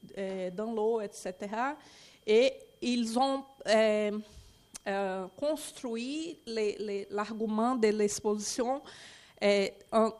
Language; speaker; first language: French; non-native, fluent; Portuguese